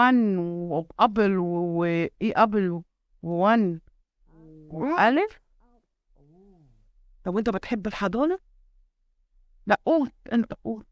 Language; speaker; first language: Arabic; native; Arabic